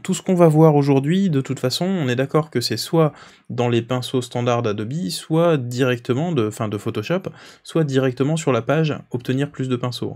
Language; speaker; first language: French; native; French